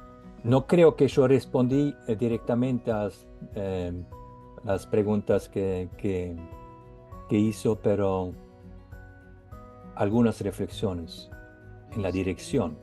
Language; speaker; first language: Spanish; non-native, fluent; Norwegian